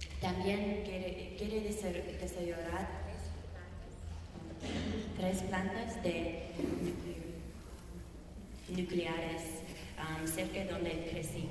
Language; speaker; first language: Spanish; non-native, learner; English